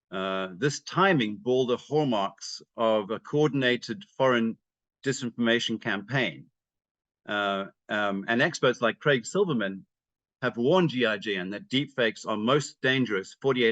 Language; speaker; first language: English; native; English